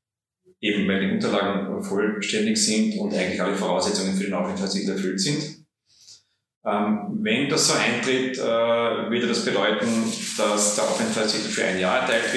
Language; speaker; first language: German; native; German